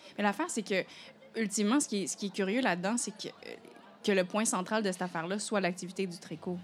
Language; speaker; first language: French; native; French